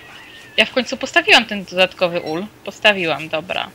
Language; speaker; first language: Polish; native; Polish